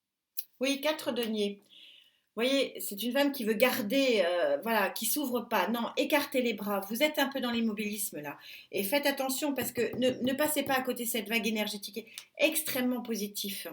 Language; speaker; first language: French; native; French